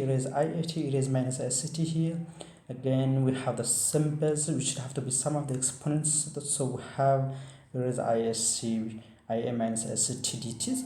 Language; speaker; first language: English; non-native, fluent; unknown